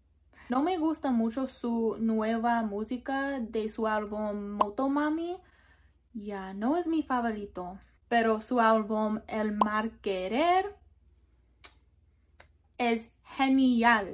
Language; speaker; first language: Spanish; non-native, learner; English